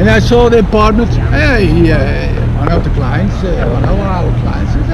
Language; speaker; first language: English; non-native, learner; Dutch